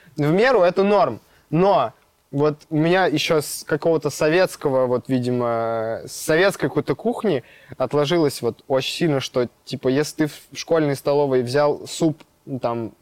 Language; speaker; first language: Russian; native; Russian